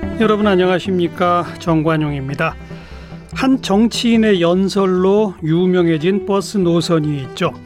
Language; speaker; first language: Korean; native; Korean